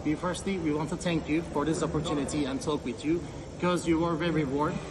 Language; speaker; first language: English; non-native, learner; Turkish